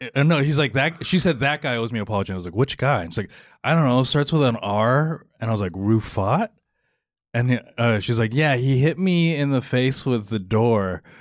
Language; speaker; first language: English; native; English